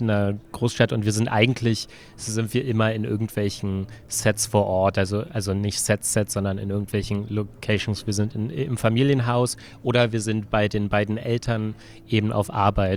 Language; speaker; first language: German; native; German